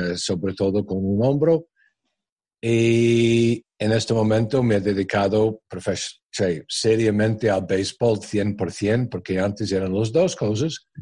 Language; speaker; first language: Spanish; non-native, fluent; English